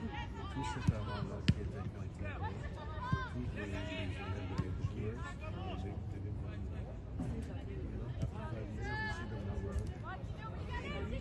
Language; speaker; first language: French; non-native, fluent; English